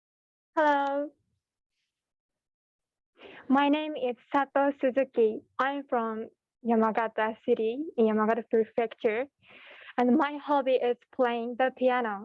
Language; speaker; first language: English; non-native, learner; Japanese